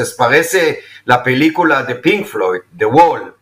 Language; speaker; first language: Spanish; non-native, fluent; Hebrew